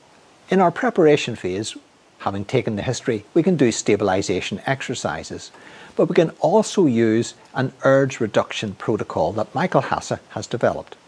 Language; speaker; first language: English; native; English